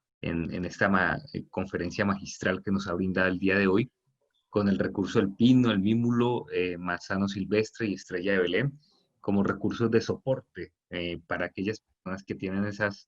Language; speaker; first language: Spanish; native; Spanish